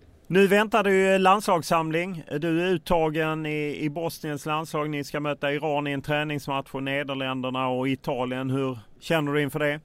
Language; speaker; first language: Swedish; native; Swedish